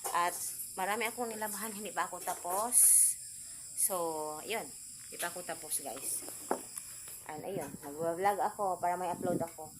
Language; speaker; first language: Filipino; non-native, local second language; Cebuano